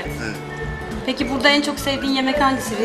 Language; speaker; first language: Turkish; native; Turkish